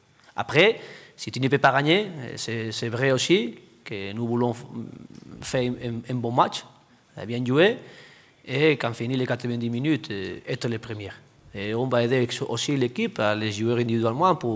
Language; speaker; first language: French; non-native, fluent; Spanish